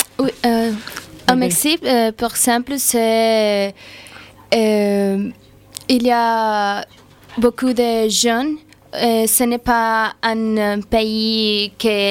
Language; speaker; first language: French; non-native, learner; Spanish